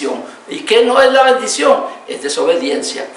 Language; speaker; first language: Spanish; native; Spanish